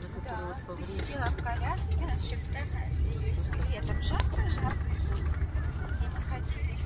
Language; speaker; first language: Russian; native; Russian